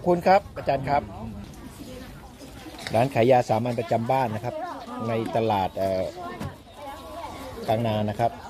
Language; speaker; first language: Thai; native; Thai